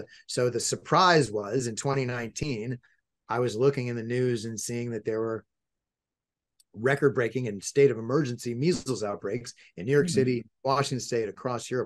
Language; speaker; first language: English; native; English